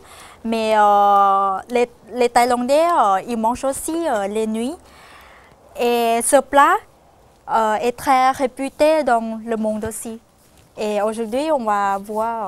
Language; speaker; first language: French; non-native, fluent; Thai